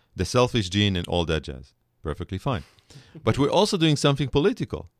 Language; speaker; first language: English; non-native, fluent; Hebrew